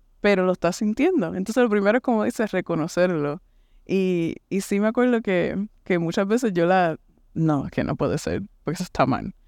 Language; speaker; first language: Spanish; native; Spanish